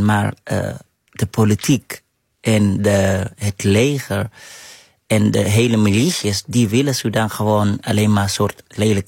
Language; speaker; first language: Dutch; non-native, fluent; Arabic